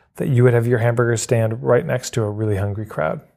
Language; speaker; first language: English; native; English